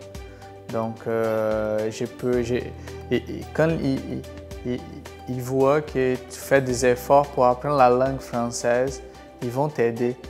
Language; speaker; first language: French; non-native, fluent; Portuguese